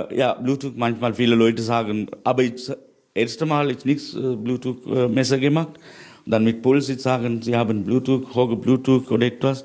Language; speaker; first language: German; non-native, learner; Sinhala